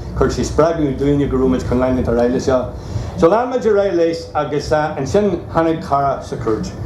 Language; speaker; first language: Irish; non-native, local second language; English